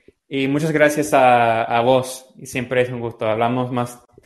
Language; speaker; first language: Spanish; non-native, fluent; English